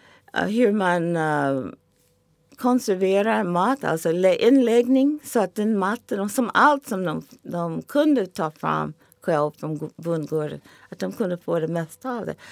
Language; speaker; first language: Swedish; non-native, fluent; English